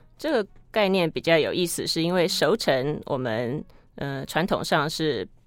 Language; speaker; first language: Chinese; native; Chinese